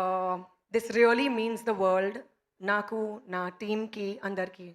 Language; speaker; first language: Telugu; non-native, learner; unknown